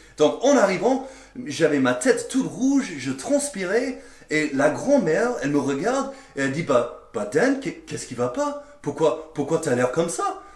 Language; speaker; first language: French; non-native, fluent; English